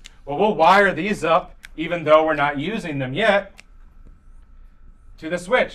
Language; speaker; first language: English; native; English